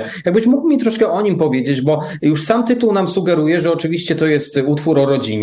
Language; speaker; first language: Polish; native; Polish